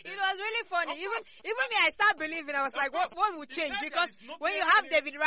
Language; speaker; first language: English; non-native, local second language; Ibibio